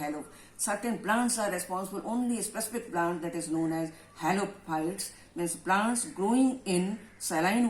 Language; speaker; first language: English; non-native, local second language; Hindi